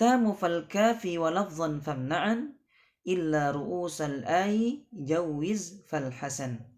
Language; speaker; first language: Arabic; non-native, fluent; Indonesian